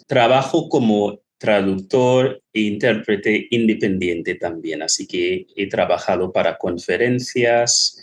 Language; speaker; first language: Spanish; non-native, fluent; English